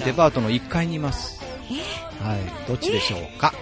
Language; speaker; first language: Japanese; native; Japanese